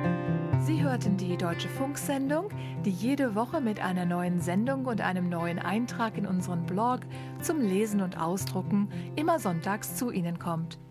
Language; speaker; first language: German; native; German